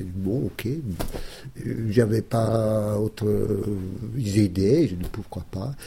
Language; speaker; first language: French; non-native, fluent; English